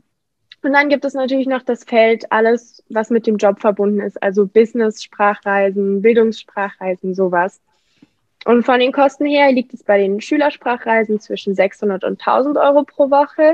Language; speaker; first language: German; native; German